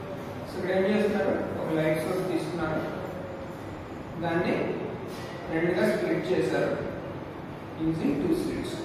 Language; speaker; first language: Telugu; native; Telugu